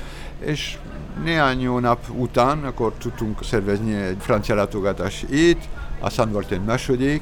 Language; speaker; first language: Hungarian; non-native, learner; French